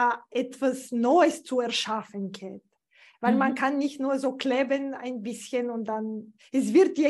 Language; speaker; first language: German; non-native, fluent; Bulgarian